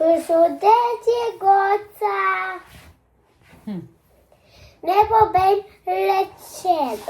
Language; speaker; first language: Albanian; early bilingual, heritage; Albanian